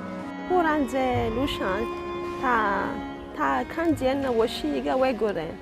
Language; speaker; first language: Chinese; non-native, learner; Malagasy